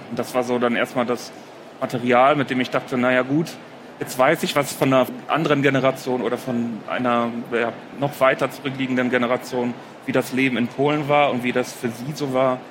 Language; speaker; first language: German; early bilingual, other home language; Polish